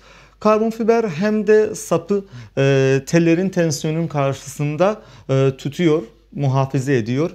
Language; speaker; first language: Turkish; non-native, fluent; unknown